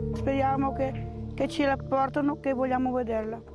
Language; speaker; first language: Italian; native; Italian